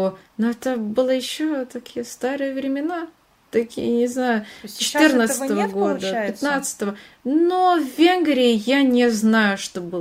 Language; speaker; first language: Russian; non-native, fluent; Hungarian